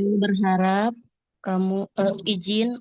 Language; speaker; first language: Indonesian; native; Indonesian